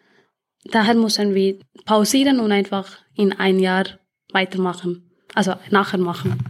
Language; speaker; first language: German; early bilingual, other home language; Tamil